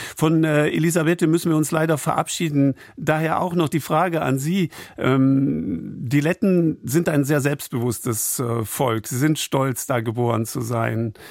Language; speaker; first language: German; native; German